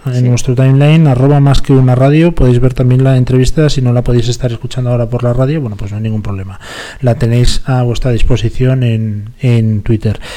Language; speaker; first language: Spanish; native; Spanish